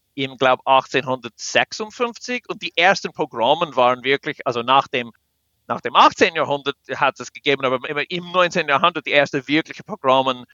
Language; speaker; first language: German; non-native, fluent; English